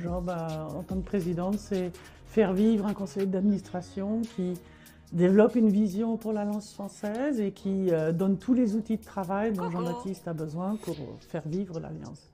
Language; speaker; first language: French; native; French